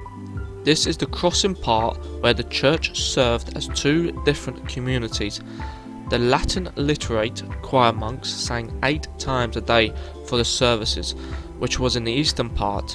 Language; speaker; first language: English; non-native, fluent; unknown